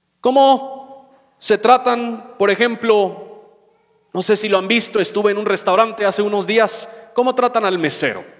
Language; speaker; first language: Spanish; non-native, fluent; English